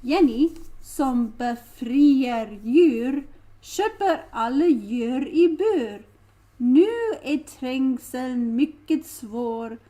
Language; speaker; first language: Swedish; non-native, learner; English